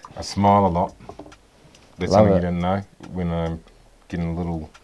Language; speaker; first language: English; native; English